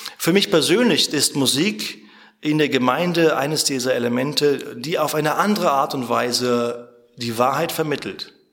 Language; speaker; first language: German; native; German